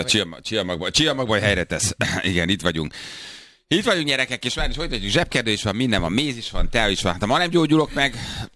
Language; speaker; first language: Hungarian; native; Hungarian